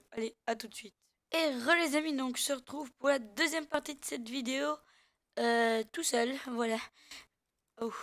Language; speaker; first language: French; native; French